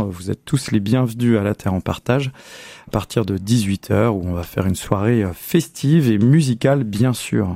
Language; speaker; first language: French; native; French